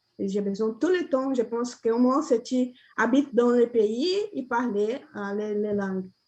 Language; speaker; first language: French; non-native, learner; Portuguese